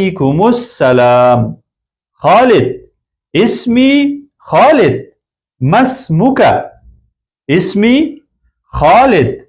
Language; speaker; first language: Arabic; non-native, fluent; Persian